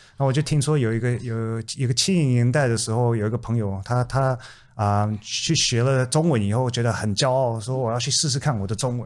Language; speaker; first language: Chinese; native; Chinese